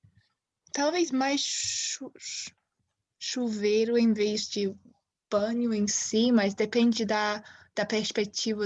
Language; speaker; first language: Portuguese; non-native, fluent; English